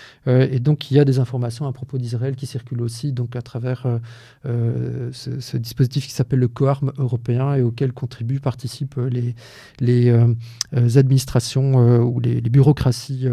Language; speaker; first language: French; native; French